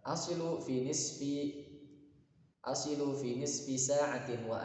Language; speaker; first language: Arabic; non-native, fluent; Indonesian